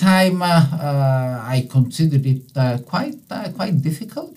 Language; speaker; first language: English; non-native, fluent; Italian